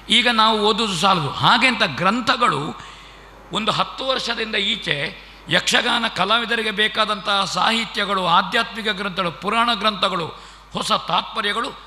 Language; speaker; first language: Kannada; native; Kannada